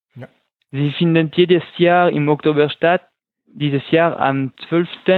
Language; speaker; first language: German; non-native, local second language; French